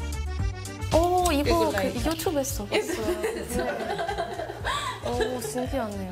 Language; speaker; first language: Korean; non-native, learner; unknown